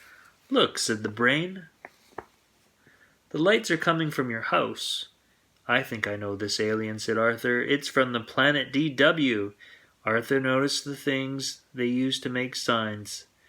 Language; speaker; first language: English; native; English